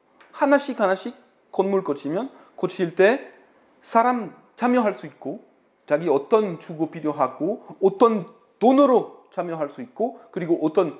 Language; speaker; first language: Korean; non-native, fluent; French